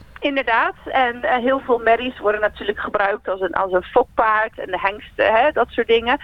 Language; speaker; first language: Dutch; native; Dutch